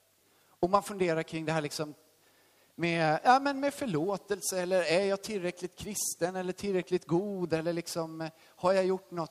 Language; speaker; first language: Swedish; native; Swedish